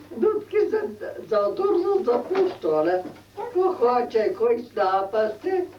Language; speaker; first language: Ukrainian; native; Ukrainian